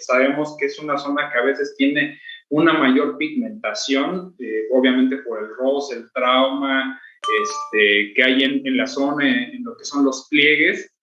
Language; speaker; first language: Spanish; native; Spanish